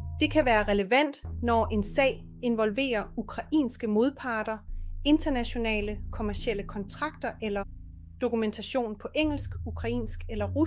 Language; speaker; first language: Danish; non-native, fluent; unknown